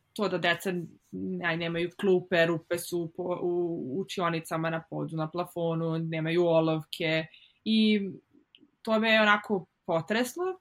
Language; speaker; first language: Serbian; native; Serbian